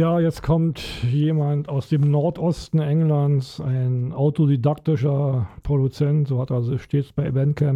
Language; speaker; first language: German; native; German